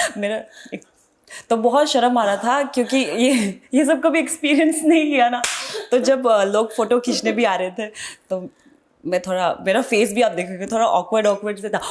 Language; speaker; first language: Hindi; non-native, local second language; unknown